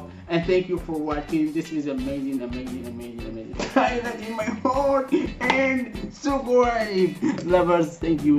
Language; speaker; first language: English; non-native, learner; Arabic